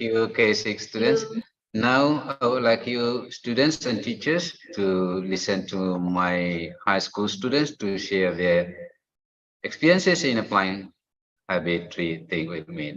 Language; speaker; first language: English; non-native, fluent; Indonesian